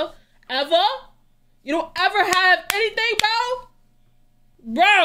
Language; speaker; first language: English; native; English